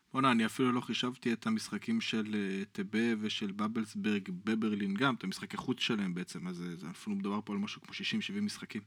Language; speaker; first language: Hebrew; native; Hebrew